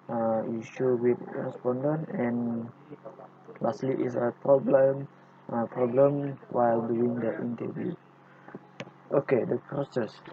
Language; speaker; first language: English; non-native, local second language; Malay